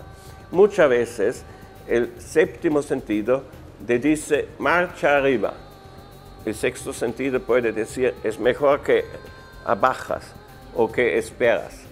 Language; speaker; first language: Spanish; non-native, fluent; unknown